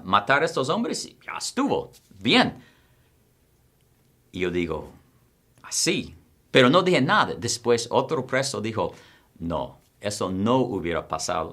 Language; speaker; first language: Spanish; non-native, fluent; English